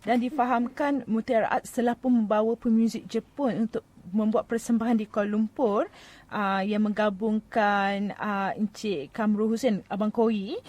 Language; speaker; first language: Malay; native; Malay